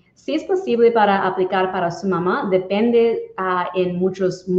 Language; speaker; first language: Spanish; non-native, learner; English